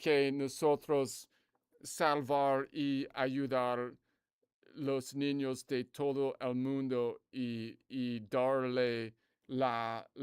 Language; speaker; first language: Spanish; non-native, learner; English